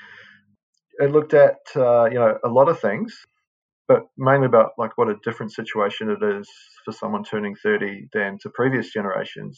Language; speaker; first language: English; native; English